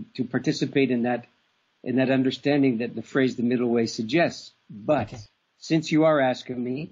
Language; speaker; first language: English; native; English